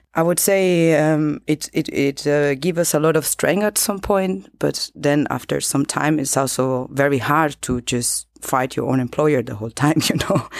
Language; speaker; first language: English; non-native, fluent; Spanish